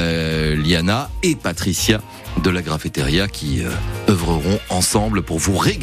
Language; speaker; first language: French; native; French